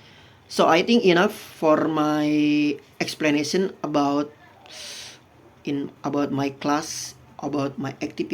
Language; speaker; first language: English; non-native, fluent; Indonesian